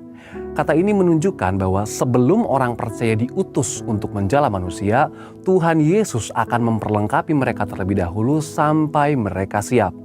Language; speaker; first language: Indonesian; native; Indonesian